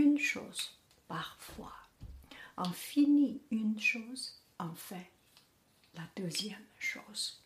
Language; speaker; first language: French; non-native, learner; Chinese